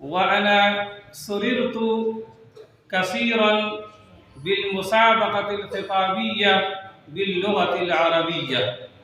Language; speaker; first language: Arabic; non-native, fluent; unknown